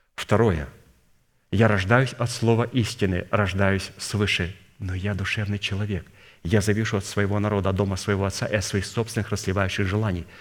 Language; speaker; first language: Russian; native; Russian